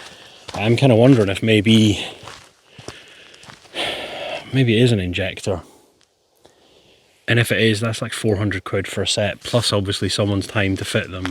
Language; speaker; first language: English; native; English